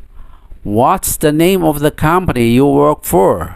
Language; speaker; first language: English; non-native, fluent; Indonesian